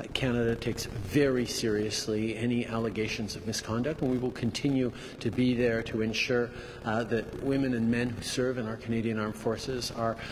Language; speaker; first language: English; early bilingual, other home language; French